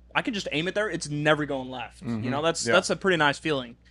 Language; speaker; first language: English; non-native, fluent; Norwegian